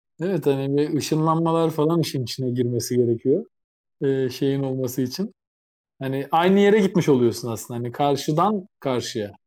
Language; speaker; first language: Turkish; native; Turkish